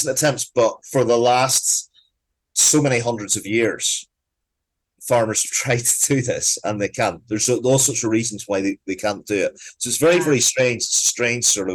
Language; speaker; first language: English; native; English